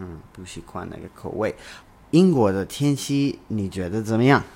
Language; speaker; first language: Chinese; non-native, learner; English